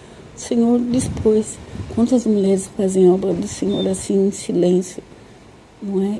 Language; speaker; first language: Portuguese; native; Portuguese